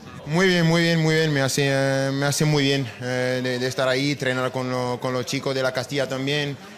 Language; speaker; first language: Spanish; non-native, fluent; French